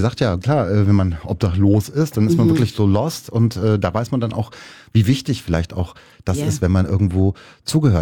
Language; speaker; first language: German; native; German